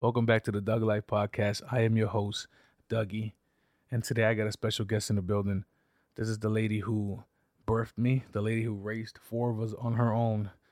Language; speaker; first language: English; early bilingual, other home language; Spanish